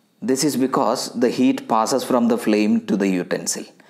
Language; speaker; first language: English; non-native, local second language; Malayalam